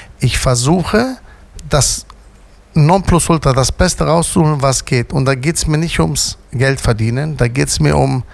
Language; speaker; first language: German; native; German